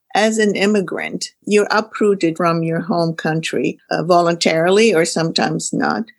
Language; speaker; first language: English; non-native, fluent; Arabic